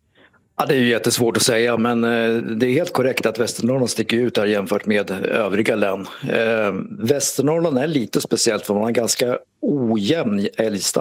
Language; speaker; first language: Swedish; native; Swedish